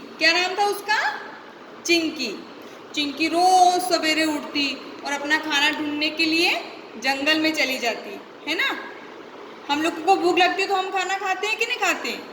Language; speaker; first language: Hindi; native; Hindi